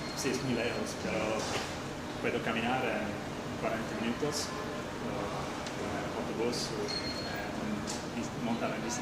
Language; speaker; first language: Spanish; non-native, learner; English